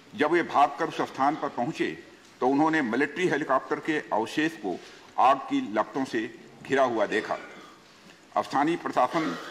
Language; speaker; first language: Hindi; native; Hindi